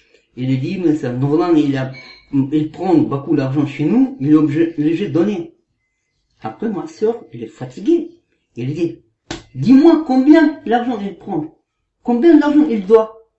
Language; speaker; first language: French; non-native, learner; Kazakh